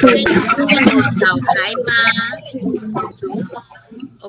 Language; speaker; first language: Chinese; non-native, fluent; Filipino